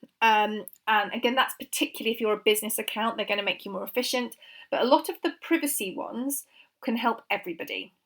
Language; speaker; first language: English; native; English